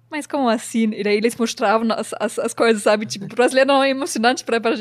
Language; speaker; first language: Portuguese; non-native, fluent; German